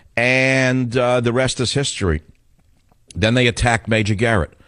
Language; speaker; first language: English; native; English